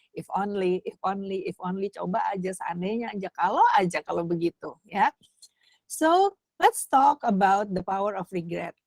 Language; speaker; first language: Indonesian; native; Indonesian